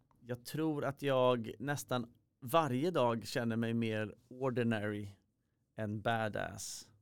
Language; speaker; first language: Swedish; native; Swedish